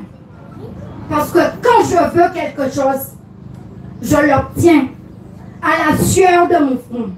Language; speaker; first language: French; native; French